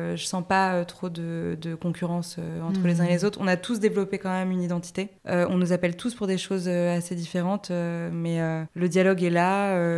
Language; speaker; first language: French; native; French